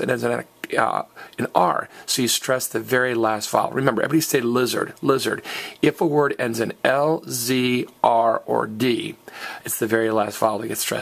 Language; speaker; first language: English; native; English